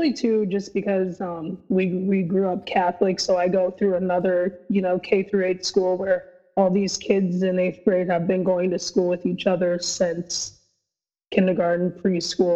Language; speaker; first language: English; native; English